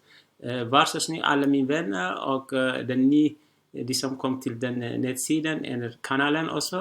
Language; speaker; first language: Swedish; non-native, learner; Tigrinya